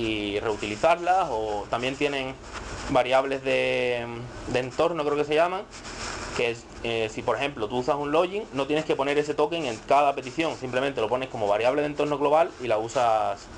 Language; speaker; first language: Spanish; native; Spanish